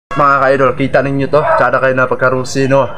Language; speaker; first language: Filipino; non-native, local second language; Cebuano